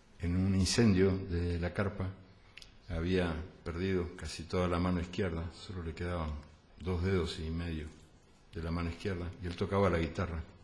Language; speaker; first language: Spanish; native; Spanish